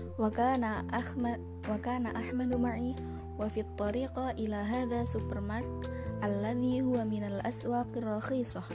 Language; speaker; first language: Arabic; non-native, learner; Indonesian